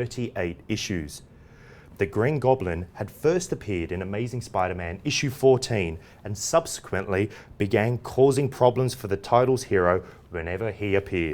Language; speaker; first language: English; native; English